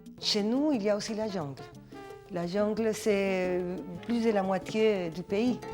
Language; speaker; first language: French; non-native, fluent; Spanish